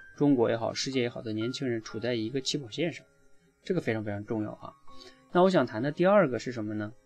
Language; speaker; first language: Chinese; native; Chinese